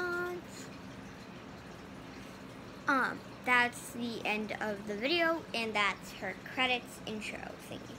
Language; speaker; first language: English; native; English